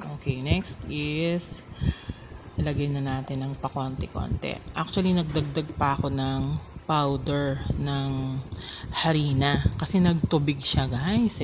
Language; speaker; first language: Filipino; non-native, local second language; Pampanga